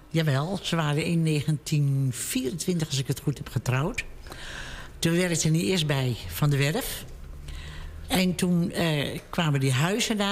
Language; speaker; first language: Dutch; native; Dutch